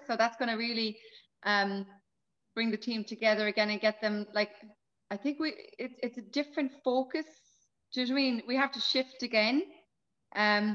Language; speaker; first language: English; native; English